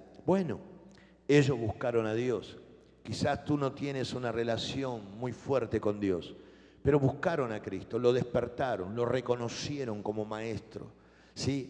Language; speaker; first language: Spanish; native; Spanish